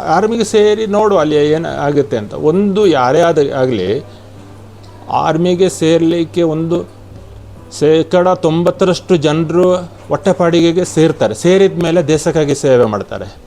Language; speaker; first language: Kannada; non-native, local second language; Kodava